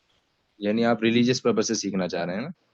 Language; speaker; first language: Hindi; native; Hindi